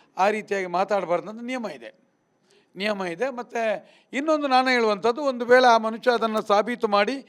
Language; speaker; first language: Kannada; non-native, local second language; Tulu